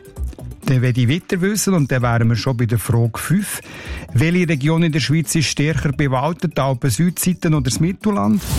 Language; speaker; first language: German; native; German